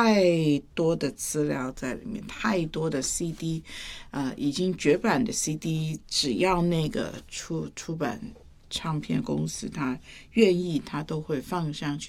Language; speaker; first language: Chinese; native; Chinese